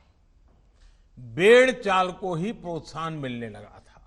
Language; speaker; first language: Hindi; non-native, local second language; Gujarati